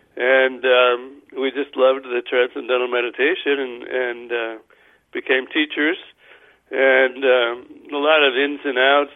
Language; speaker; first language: English; native; English